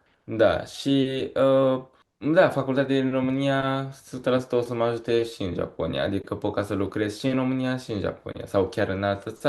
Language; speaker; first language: Romanian; early bilingual, heritage; Romanian